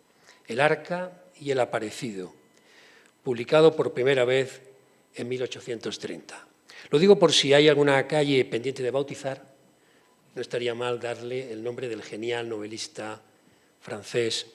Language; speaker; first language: Spanish; native; Spanish